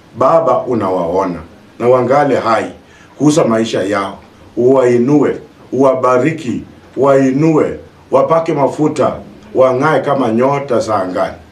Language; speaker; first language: Swahili; non-native, local second language; Luyia